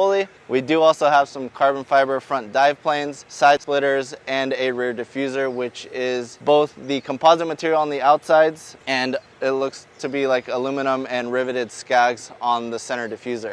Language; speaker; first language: English; native; English